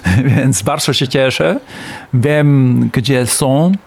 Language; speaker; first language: Polish; non-native, learner; Dutch